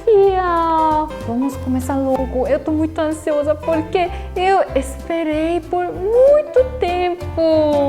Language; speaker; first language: Portuguese; non-native, fluent; Korean